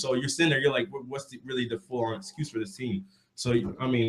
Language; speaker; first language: English; native; English